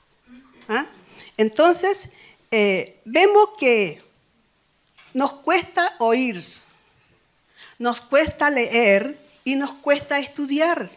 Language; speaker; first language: Spanish; native; Spanish